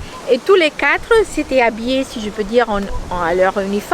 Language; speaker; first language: French; non-native, fluent; Albanian